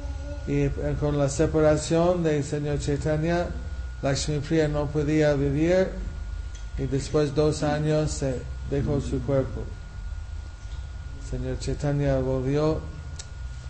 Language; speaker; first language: Spanish; non-native, fluent; English